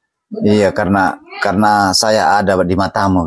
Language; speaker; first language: Indonesian; native; Indonesian